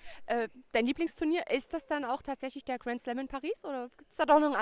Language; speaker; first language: German; native; German